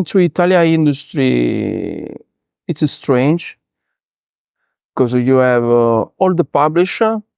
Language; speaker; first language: English; non-native, learner; Italian